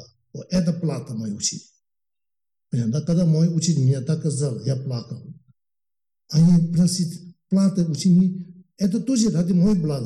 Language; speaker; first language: Russian; non-native, learner; Tibetan